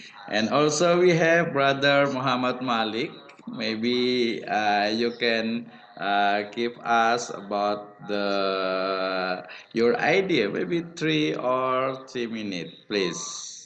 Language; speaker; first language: English; non-native, learner; Indonesian